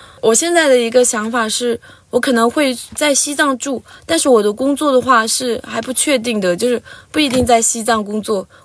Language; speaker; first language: Chinese; non-native, local second language; Tibetan